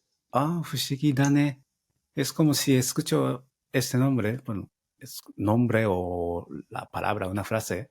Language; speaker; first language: Spanish; non-native, fluent; Japanese